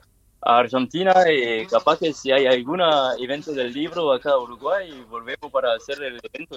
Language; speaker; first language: Spanish; non-native, learner; French